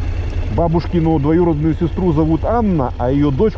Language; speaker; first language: Russian; native; Russian